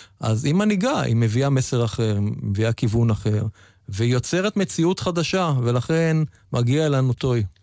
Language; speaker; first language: Hebrew; native; Hebrew